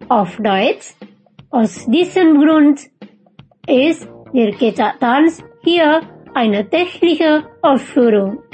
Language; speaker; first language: German; non-native, fluent; Indonesian